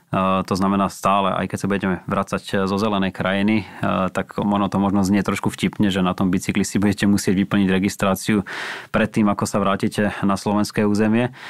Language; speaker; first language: Slovak; native; Slovak